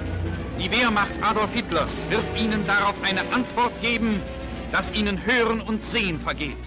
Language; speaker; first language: German; native; German